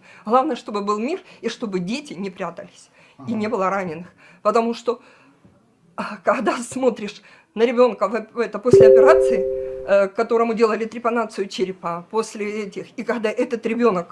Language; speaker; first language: Russian; native; Russian